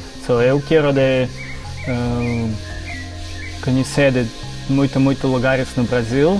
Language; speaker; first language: Portuguese; non-native, learner; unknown